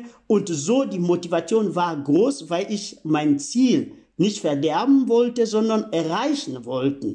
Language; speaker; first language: German; non-native, fluent; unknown